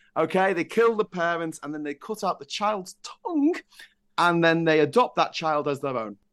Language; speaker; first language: English; native; English